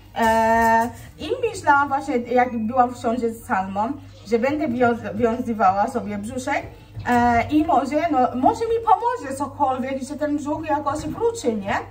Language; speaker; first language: Polish; non-native, fluent; Swahili